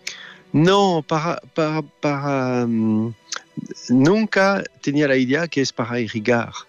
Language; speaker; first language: Spanish; non-native, learner; French